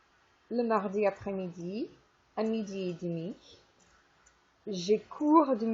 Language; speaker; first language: French; non-native, fluent; English